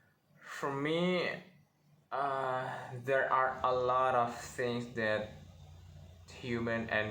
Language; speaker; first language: English; non-native, learner; Indonesian